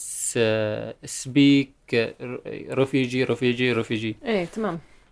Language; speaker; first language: English; non-native, learner; Arabic